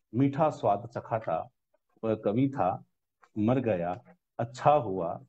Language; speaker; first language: Hindi; non-native, local second language; Rajasthani